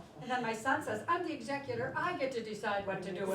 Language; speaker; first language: English; native; English